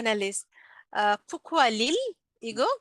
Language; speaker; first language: French; non-native, learner; Bangla